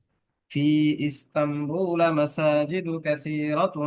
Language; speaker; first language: Arabic; non-native, fluent; Bangla